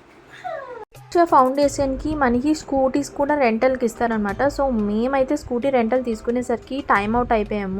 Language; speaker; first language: Telugu; native; Telugu